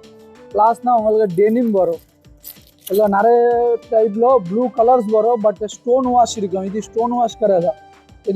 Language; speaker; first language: Tamil; non-native, fluent; Hindi